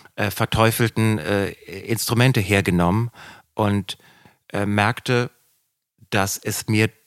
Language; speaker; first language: German; native; German